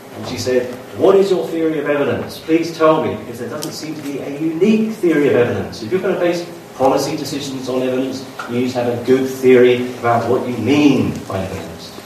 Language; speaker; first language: English; native; English